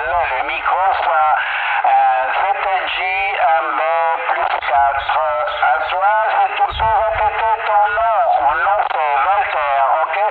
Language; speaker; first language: French; early bilingual, heritage; Italian